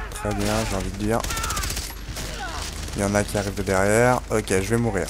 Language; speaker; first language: French; native; French